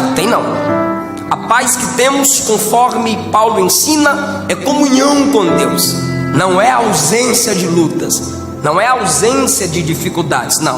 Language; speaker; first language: Portuguese; native; Portuguese